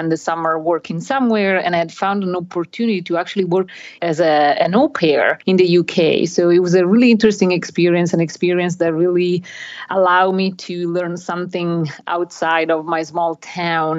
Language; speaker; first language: English; non-native, fluent; Italian